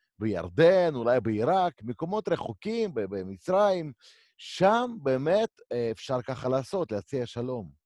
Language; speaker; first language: Hebrew; native; Hebrew